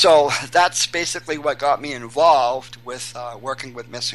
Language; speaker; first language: English; native; English